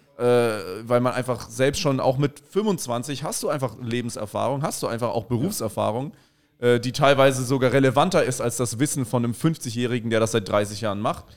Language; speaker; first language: German; early bilingual, other home language; Spanish